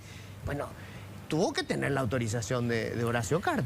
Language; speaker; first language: Spanish; native; Spanish